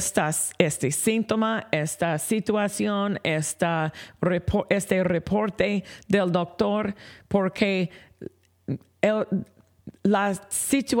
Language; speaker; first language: Spanish; non-native, fluent; English